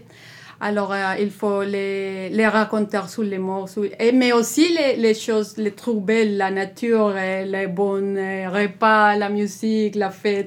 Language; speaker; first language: French; non-native, learner; Spanish